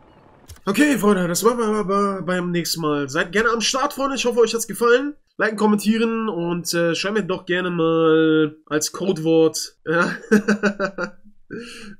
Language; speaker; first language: German; native; German